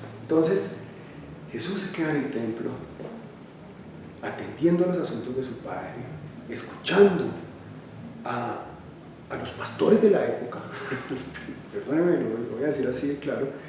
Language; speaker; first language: Spanish; native; Spanish